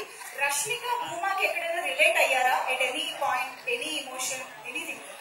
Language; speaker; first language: Telugu; native; Telugu